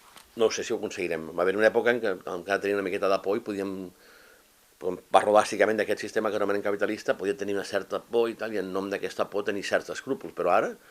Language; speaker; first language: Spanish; non-native, learner; Italian